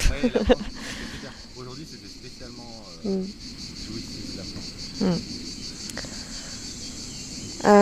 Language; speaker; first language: French; native; French